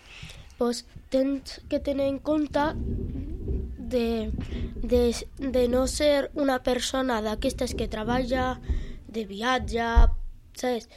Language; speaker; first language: Catalan; non-native, local second language; Spanish